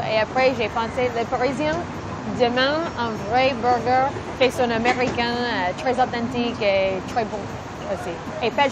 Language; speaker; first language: French; non-native, learner; English